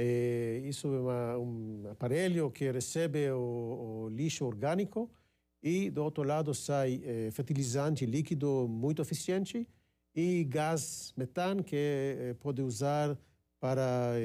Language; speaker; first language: Portuguese; non-native, fluent; Hebrew